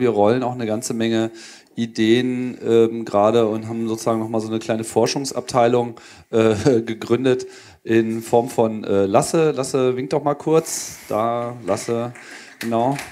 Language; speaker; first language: German; native; German